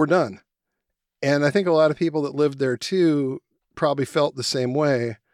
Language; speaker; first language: English; native; English